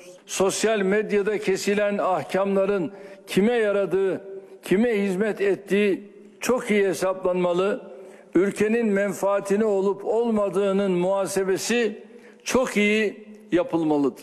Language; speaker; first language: Turkish; native; Turkish